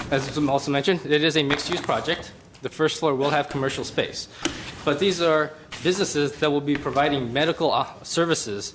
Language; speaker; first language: English; native; English